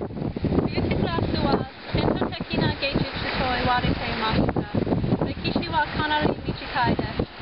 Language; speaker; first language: Japanese; non-native, learner; English